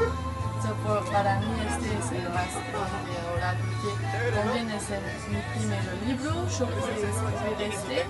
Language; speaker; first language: Spanish; non-native, learner; French